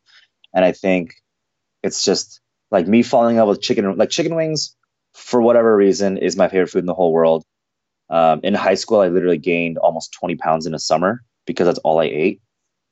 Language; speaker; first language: English; native; English